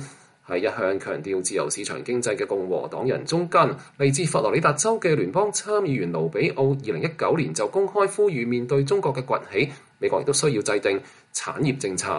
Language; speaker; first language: Chinese; non-native, local second language; Cantonese